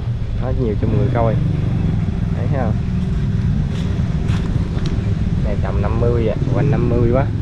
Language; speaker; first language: Vietnamese; native; Vietnamese